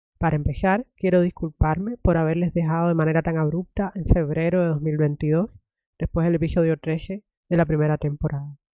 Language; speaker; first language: Spanish; native; Spanish